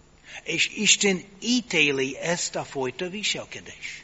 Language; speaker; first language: Hungarian; non-native, fluent; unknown